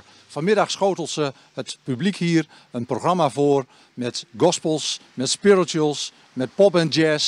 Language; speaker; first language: Dutch; native; Dutch